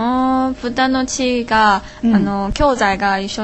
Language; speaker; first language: Japanese; non-native, learner; Chinese